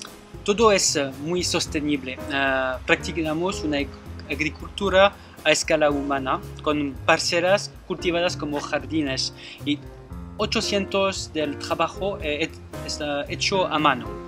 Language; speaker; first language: Spanish; non-native, fluent; French